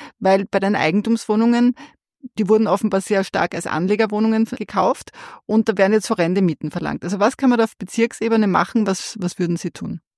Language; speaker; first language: German; native; German